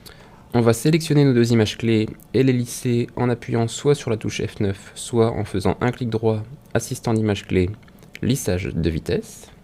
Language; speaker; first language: French; native; French